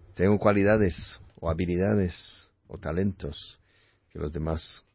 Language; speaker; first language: Spanish; non-native, fluent; English